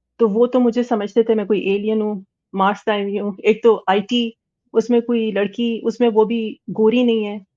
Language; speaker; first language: Hindi; early bilingual, heritage; Urdu